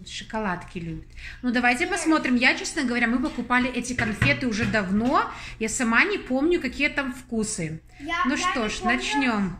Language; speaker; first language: Russian; native; Russian